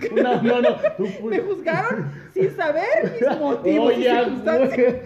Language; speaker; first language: Spanish; early bilingual, heritage; Spanish